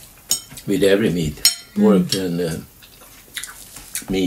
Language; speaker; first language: English; non-native, learner; Swedish